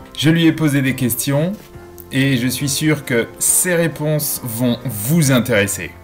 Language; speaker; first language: French; native; French